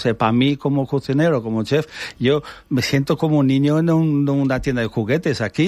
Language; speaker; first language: Spanish; non-native, fluent; Albanian